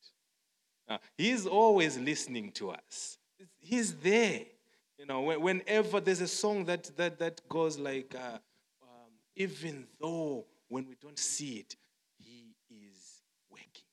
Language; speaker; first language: English; non-native, local second language; Shona